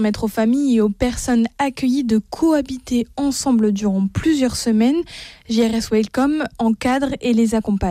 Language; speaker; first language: French; native; French